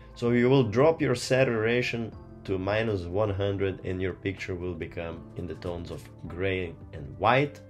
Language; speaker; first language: English; non-native, fluent; Portuguese